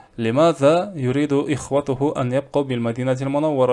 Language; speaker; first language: Arabic; non-native, fluent; Kazakh